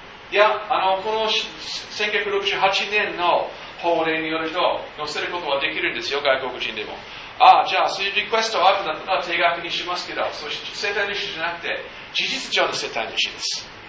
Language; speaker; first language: Japanese; non-native, fluent; English